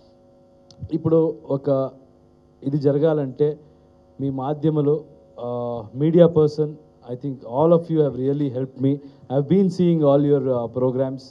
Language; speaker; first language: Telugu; non-native, learner; Kannada